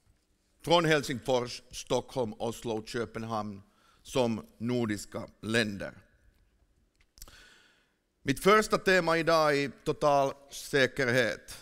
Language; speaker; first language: Swedish; non-native, fluent; Finnish